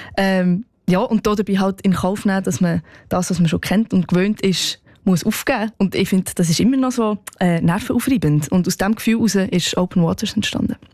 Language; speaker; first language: German; native; German